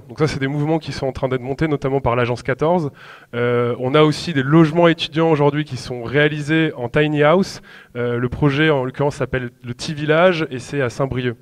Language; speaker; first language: French; native; French